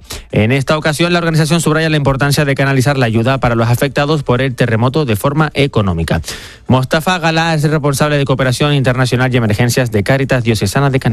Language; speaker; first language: Spanish; native; Spanish